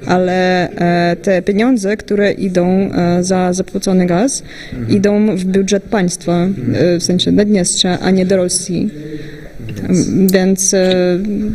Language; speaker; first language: Polish; non-native, fluent; Russian